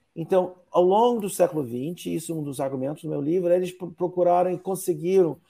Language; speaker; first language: Portuguese; non-native, fluent; English